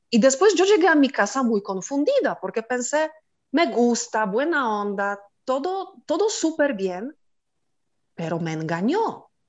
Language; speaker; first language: Spanish; non-native, fluent; Polish